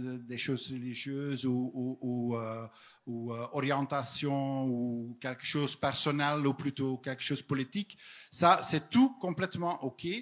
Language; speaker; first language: French; non-native, fluent; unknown